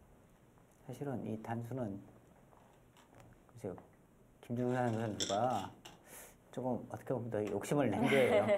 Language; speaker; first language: Korean; native; Korean